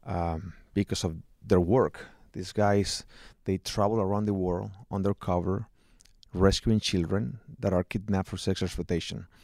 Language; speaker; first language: English; non-native, fluent; Spanish